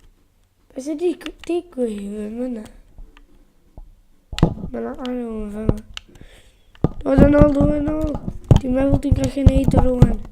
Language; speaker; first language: Welsh; non-native, local second language; English